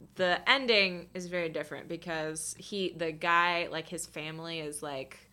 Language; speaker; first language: English; native; English